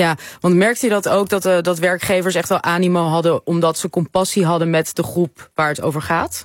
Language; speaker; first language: Dutch; native; Dutch